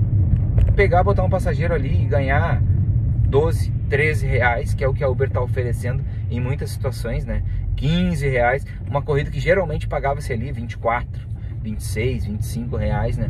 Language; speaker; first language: Portuguese; native; Portuguese